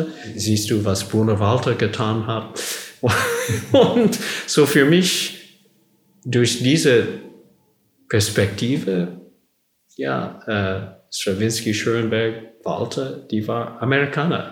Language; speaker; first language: German; non-native, learner; English